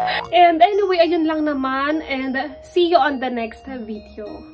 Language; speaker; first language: English; non-native, local second language; Filipino